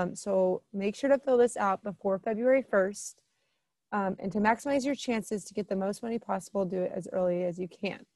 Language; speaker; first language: English; native; English